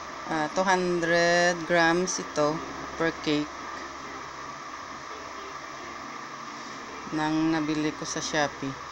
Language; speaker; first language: Filipino; non-native, local second language; Cebuano